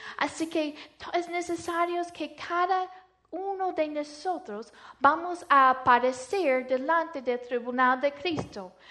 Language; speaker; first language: Spanish; non-native, fluent; English